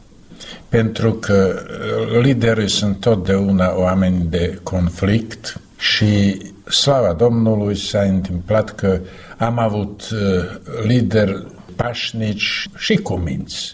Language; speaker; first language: Romanian; non-native, fluent; Slovak